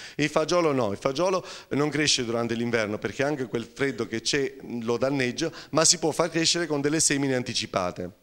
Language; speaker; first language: Italian; native; Italian